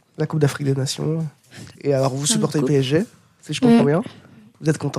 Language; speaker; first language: French; native; French